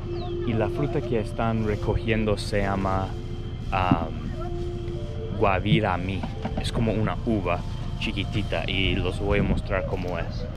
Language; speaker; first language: Spanish; non-native, fluent; English